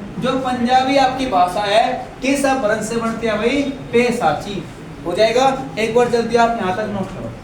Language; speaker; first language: Hindi; native; Hindi